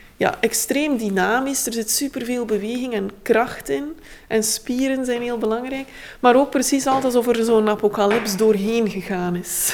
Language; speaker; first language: Dutch; native; Dutch